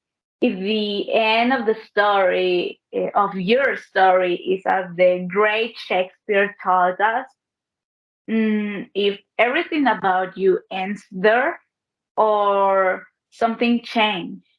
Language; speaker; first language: English; non-native, learner; Spanish